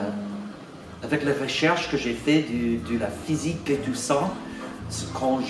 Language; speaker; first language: French; non-native, fluent; English